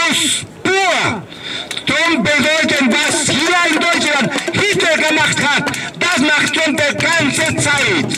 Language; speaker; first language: German; non-native, learner; Spanish